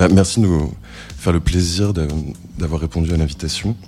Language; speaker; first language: French; native; French